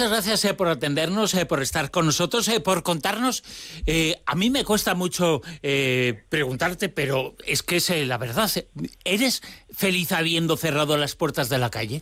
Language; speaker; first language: Spanish; native; Spanish